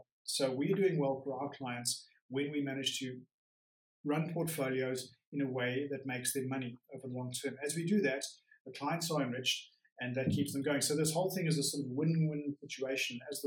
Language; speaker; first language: English; native; English